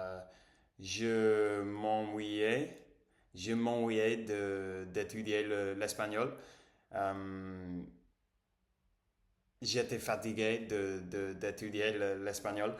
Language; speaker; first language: French; non-native, learner; English